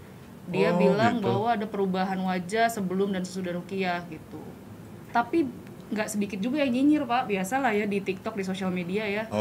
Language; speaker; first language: Indonesian; native; Indonesian